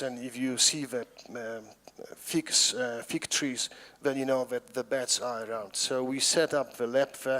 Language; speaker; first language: English; non-native, fluent; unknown